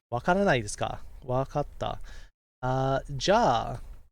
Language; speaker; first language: Japanese; non-native, fluent; English